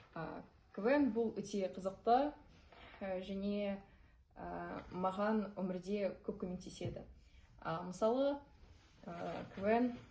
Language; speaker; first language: Kazakh; non-native, local second language; Russian